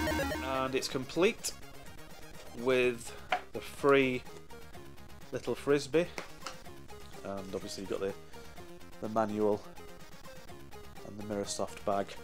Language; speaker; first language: English; native; English